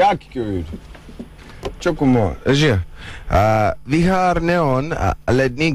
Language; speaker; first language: Norwegian; non-native, learner; Lithuanian